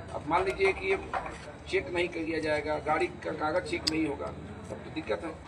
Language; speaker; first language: Hindi; native; Hindi